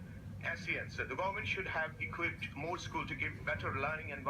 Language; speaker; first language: English; non-native, local second language; Bangla